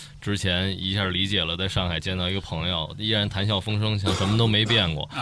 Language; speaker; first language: Chinese; native; Chinese